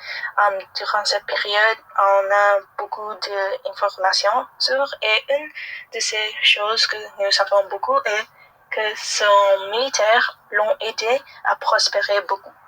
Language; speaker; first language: French; non-native, learner; English